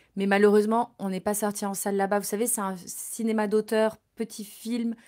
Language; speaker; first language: French; native; French